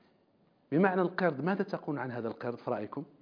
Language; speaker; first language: Arabic; native; Arabic